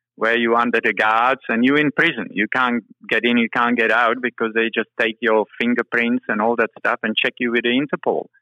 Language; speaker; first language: English; non-native, fluent; Czech